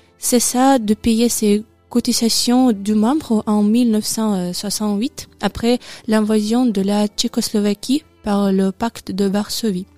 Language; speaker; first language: French; non-native, learner; Russian